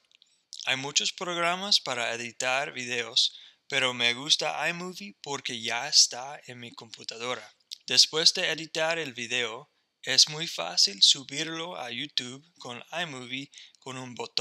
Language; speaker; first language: Spanish; non-native, fluent; English